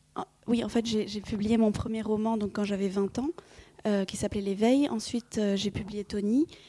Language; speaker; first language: French; early bilingual, other home language; Vietnamese